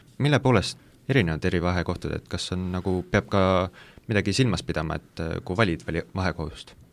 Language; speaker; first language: Estonian; native; Estonian